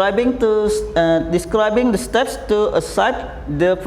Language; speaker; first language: English; non-native, learner; Indonesian